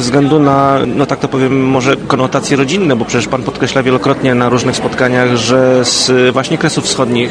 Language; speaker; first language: Polish; native; Polish